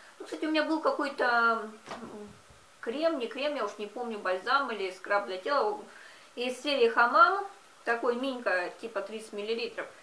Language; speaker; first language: Russian; native; Russian